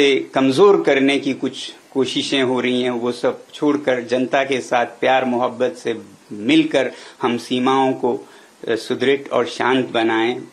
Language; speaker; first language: Hindi; native; Hindi